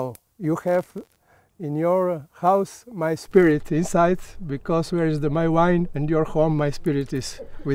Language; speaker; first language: English; non-native, learner; Slovenian